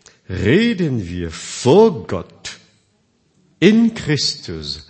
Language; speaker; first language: German; non-native, fluent; Korean